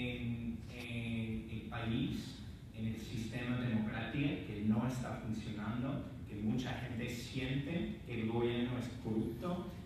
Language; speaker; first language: Spanish; non-native, fluent; English